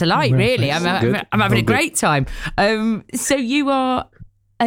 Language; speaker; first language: English; native; English